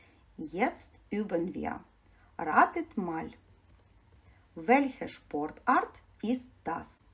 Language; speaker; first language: German; non-native, fluent; Ukrainian